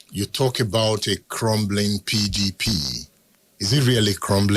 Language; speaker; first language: English; non-native, local second language; Yoruba